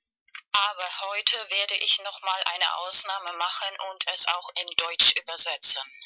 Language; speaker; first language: German; non-native, learner; Spanish